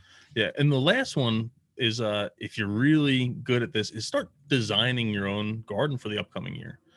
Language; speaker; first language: English; native; English